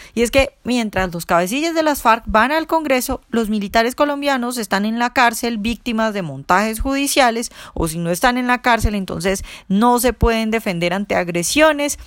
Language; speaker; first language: Spanish; native; Spanish